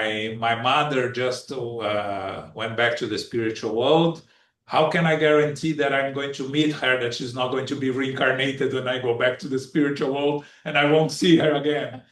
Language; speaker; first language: English; non-native, fluent; Portuguese